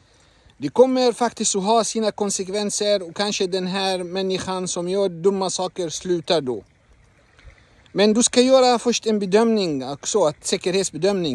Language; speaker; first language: Swedish; non-native, fluent; Arabic